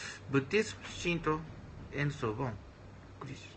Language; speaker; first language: English; non-native, learner; Japanese